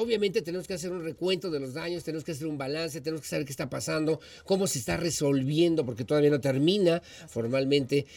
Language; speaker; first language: Spanish; native; Spanish